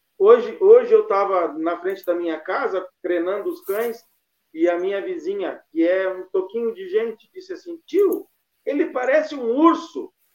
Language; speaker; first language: Portuguese; native; Portuguese